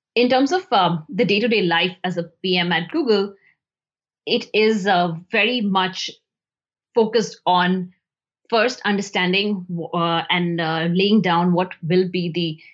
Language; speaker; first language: English; non-native, local second language; Hindi